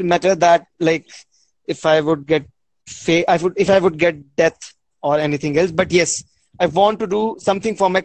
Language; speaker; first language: English; non-native, local second language; Hindi